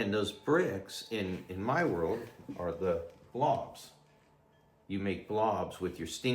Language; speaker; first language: English; native; English